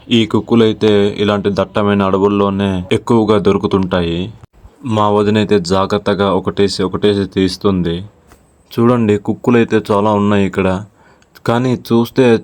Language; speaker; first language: Telugu; non-native, local second language; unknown